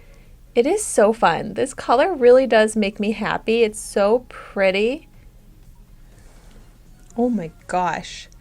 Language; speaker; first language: English; native; English